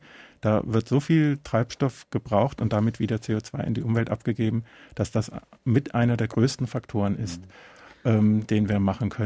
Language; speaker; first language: German; native; German